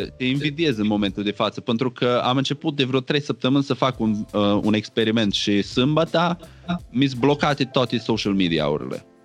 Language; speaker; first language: Romanian; native; Romanian